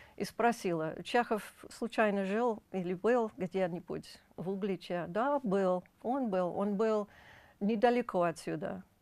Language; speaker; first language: Russian; non-native, fluent; English